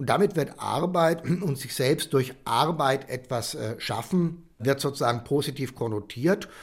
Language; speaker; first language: German; native; German